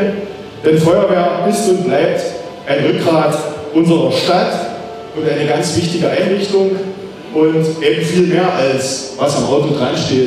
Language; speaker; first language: German; native; German